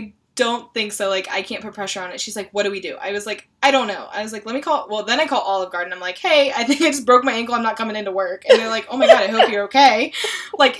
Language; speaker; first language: English; native; English